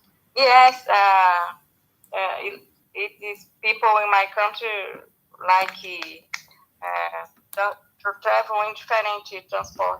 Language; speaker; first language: English; non-native, learner; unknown